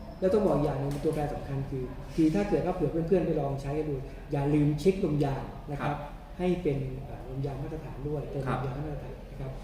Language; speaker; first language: Thai; native; Thai